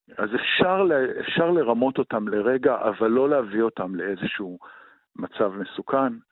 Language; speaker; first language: Hebrew; native; Hebrew